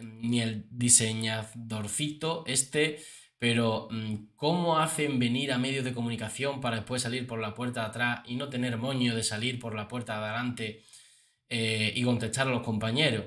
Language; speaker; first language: Spanish; native; Spanish